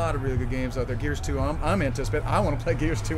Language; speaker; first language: English; native; English